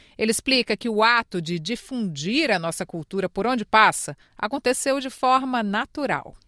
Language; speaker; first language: Portuguese; native; Portuguese